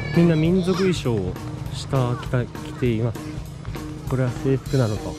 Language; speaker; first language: Japanese; native; Japanese